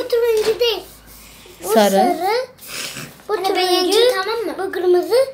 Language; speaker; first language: Turkish; early bilingual, heritage; Turkish